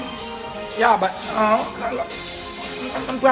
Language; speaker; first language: English; non-native, learner; Haitian Creole